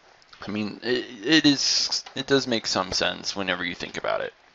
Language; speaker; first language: English; native; English